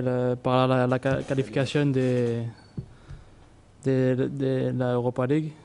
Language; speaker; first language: Spanish; non-native, learner; French